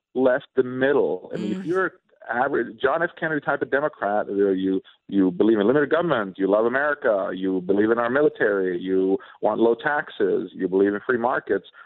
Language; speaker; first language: English; non-native, fluent; Swedish